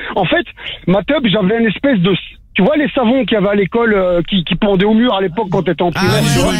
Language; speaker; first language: French; native; French